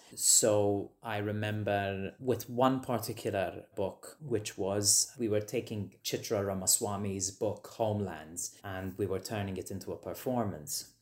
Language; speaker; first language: English; non-native, fluent; Maltese